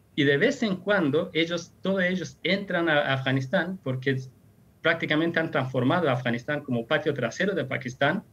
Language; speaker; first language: Spanish; non-native, fluent; Persian